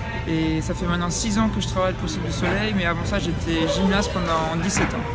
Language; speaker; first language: French; native; French